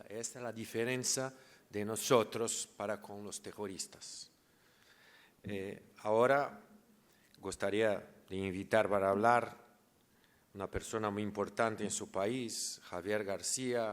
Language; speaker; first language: Spanish; non-native, learner; Portuguese